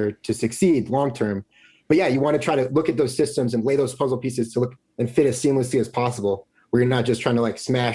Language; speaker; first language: English; native; English